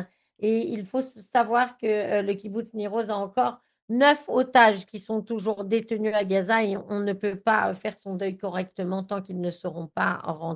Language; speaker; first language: French; native; French